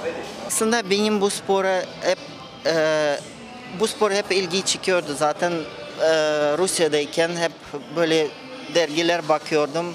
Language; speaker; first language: Turkish; non-native, fluent; Russian